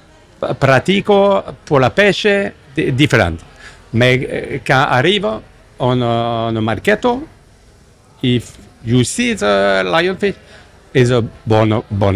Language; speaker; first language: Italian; non-native, learner; French